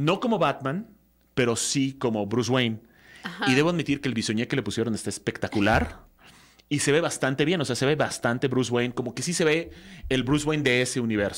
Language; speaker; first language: Spanish; native; Spanish